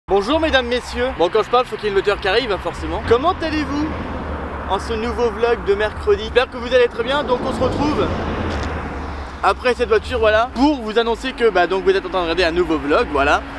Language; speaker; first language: French; native; French